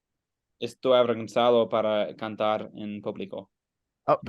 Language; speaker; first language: Spanish; non-native, learner; English